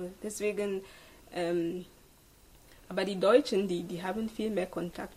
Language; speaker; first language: German; non-native, fluent; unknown